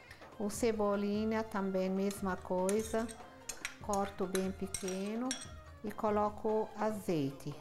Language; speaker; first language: Portuguese; non-native, fluent; Arabic